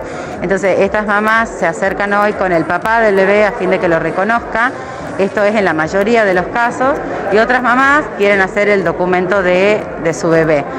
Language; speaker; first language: Spanish; native; Spanish